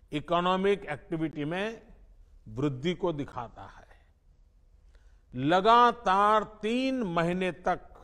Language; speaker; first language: Hindi; non-native, local second language; Gujarati